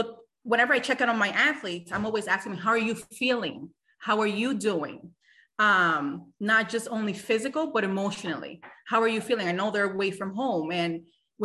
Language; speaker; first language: English; non-native, fluent; Spanish